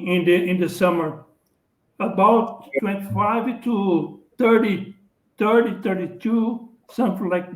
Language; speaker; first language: English; non-native, learner; Portuguese